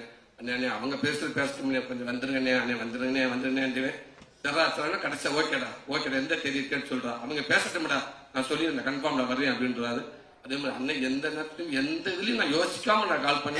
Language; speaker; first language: Tamil; native; Tamil